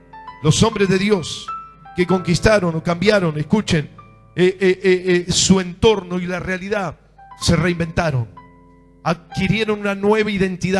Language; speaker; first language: Spanish; native; Spanish